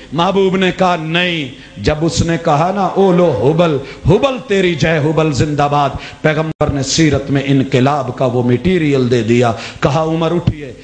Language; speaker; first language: Urdu; non-native, local second language; Punjabi